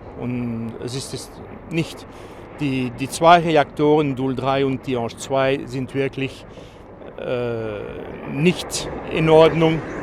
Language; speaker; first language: German; non-native, fluent; French